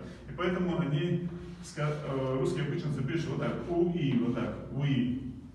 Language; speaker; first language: Russian; non-native, local second language; Chechen